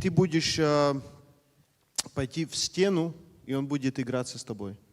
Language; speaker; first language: Russian; non-native, fluent; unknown